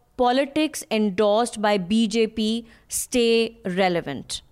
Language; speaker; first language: English; non-native, local second language; Hindi